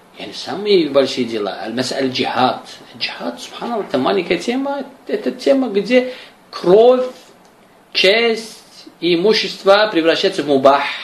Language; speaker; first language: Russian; non-native, local second language; Azerbaijani